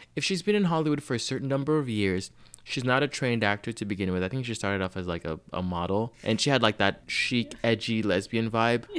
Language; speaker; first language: English; non-native, local second language; Yoruba